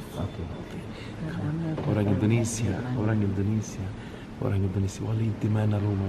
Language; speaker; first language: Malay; non-native, learner; Arabic